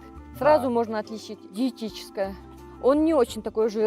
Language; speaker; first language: Russian; non-native, local second language; Kyrgyz